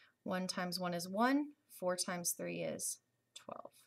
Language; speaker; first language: English; native; English